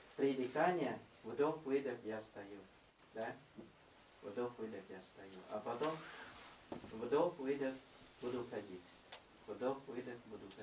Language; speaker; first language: Russian; non-native, fluent; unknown